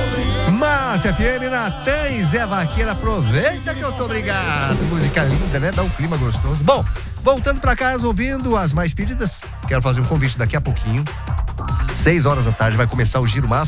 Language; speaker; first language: Portuguese; native; Portuguese